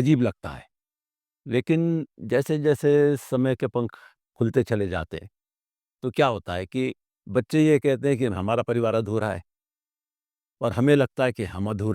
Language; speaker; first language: Hindi; native; Hindi